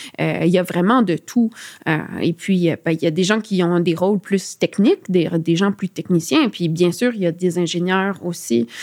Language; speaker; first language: French; native; French